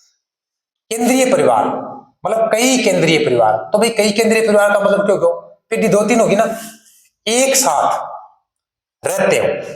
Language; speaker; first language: Hindi; native; Hindi